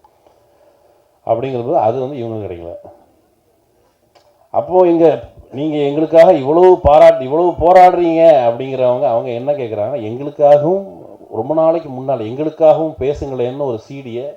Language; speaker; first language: Tamil; native; Tamil